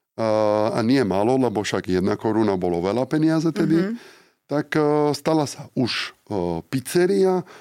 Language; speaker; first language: Slovak; non-native, fluent; Italian